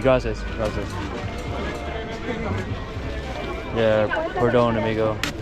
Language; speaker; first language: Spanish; non-native, learner; English